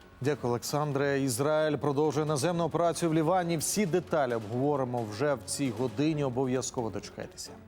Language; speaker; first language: Ukrainian; native; Ukrainian